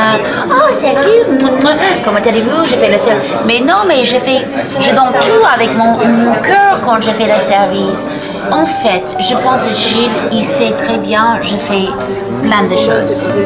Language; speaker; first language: French; non-native, fluent; English